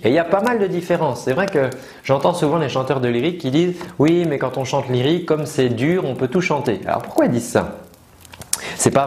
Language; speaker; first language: French; native; French